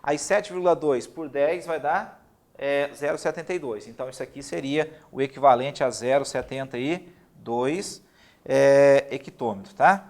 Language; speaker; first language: Portuguese; native; Portuguese